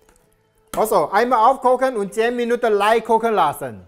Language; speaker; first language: German; non-native, learner; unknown